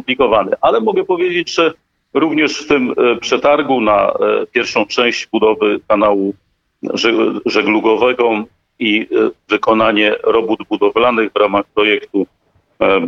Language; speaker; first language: Polish; native; Polish